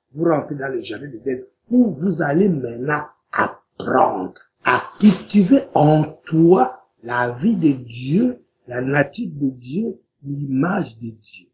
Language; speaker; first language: French; non-native, local second language; Lingala